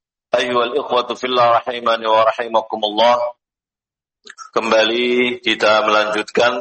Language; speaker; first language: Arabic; non-native, fluent; Indonesian